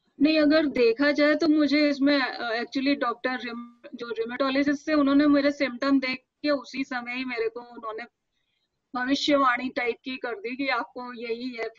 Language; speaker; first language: Hindi; native; Hindi